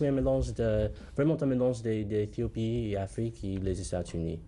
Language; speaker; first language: French; non-native, learner; English